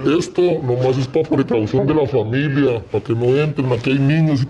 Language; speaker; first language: Spanish; native; Spanish